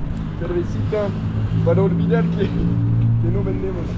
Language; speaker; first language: Spanish; non-native, learner; French